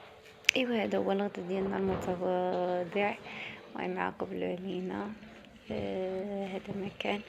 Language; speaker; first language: Arabic; native; Arabic